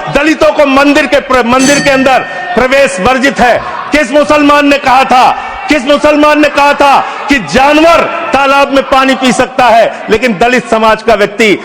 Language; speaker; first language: Hindi; native; Hindi